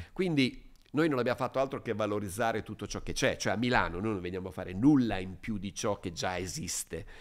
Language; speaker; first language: Italian; native; Italian